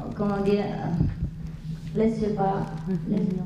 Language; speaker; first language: French; non-native, learner; Vietnamese